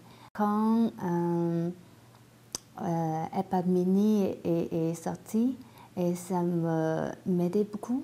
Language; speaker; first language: French; non-native, learner; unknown